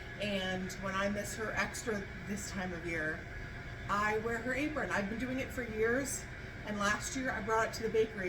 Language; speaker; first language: English; native; English